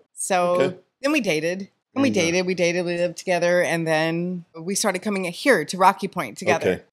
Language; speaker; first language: English; native; English